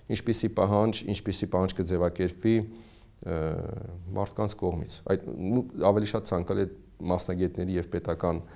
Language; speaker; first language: Armenian; native; Armenian